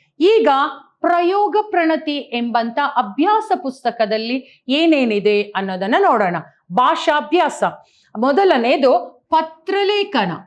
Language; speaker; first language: Kannada; native; Kannada